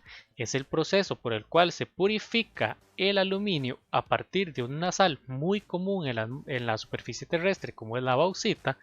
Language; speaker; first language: Spanish; native; Spanish